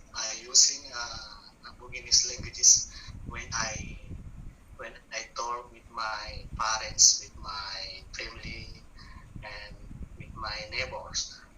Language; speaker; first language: English; non-native, learner; Indonesian